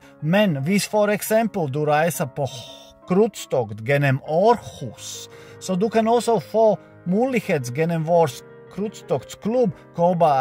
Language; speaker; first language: Norwegian; non-native, learner; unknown